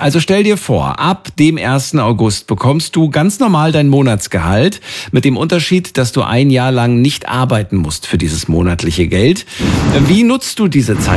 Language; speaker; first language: German; native; German